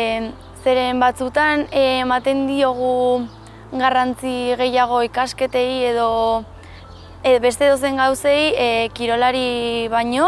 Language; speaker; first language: Basque; non-native, local second language; Spanish